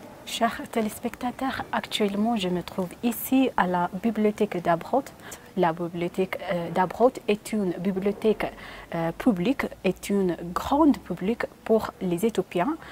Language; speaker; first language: French; non-native, learner; Amharic